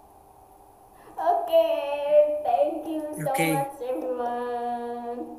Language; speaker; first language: English; non-native, learner; Indonesian